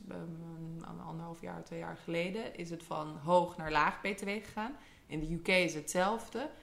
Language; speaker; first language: Dutch; early bilingual, other home language; English